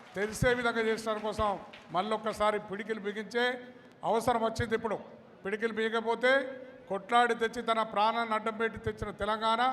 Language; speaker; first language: Telugu; native; Telugu